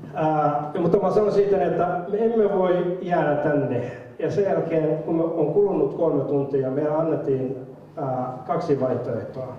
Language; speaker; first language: Finnish; non-native, fluent; Somali